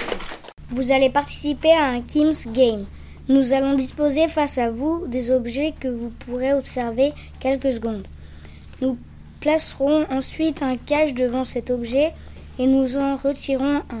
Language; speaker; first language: French; native; French